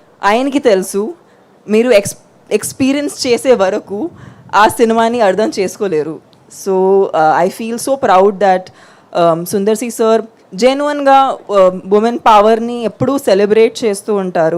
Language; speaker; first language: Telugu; non-native, fluent; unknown